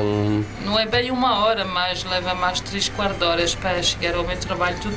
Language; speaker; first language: Portuguese; early bilingual, heritage; Portuguese